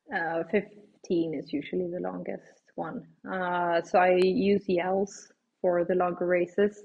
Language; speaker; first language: English; non-native, fluent; Swedish